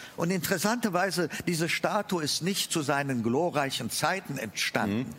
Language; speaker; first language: German; non-native, fluent; Amharic